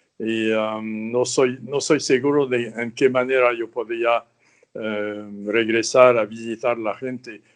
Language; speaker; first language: Spanish; non-native, fluent; French